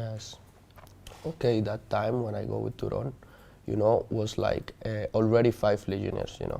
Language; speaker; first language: English; non-native, learner; Spanish